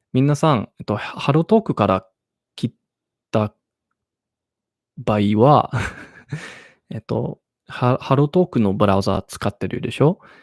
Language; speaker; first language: Japanese; non-native, learner; English